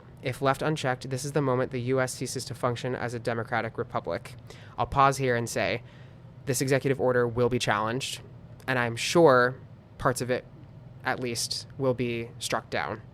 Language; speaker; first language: English; native; English